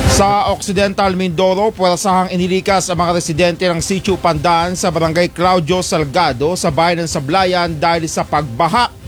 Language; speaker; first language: Filipino; non-native, local second language; Pampanga